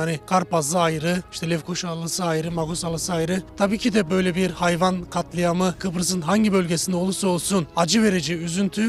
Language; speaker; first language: Turkish; native; Turkish